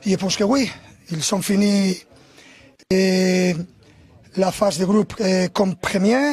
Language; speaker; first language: French; non-native, fluent; Spanish